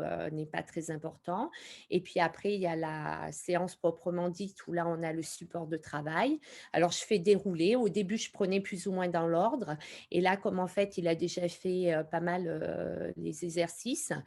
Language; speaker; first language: French; native; French